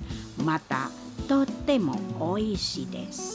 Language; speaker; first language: Japanese; non-native, fluent; Indonesian